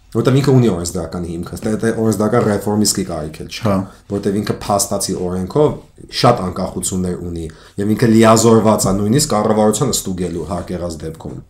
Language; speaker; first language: Armenian; early bilingual, heritage; Armenian